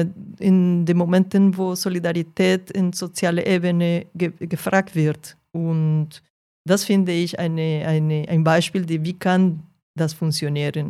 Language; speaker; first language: German; non-native, fluent; Portuguese